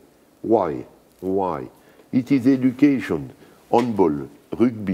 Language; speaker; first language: English; non-native, learner; French